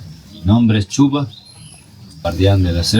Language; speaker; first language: Spanish; non-native, local second language; Quechua